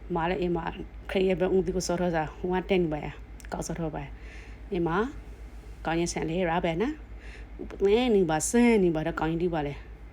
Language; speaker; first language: Burmese; native; Burmese